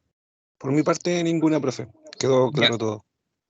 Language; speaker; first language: Spanish; native; Spanish